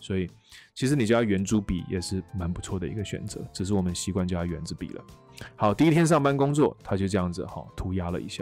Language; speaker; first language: Chinese; native; Chinese